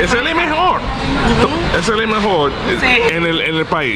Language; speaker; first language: Spanish; non-native, learner; English